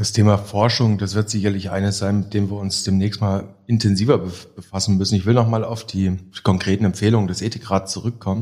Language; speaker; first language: German; native; German